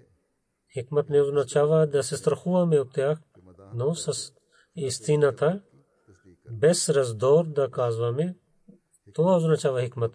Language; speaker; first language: Bulgarian; non-native, learner; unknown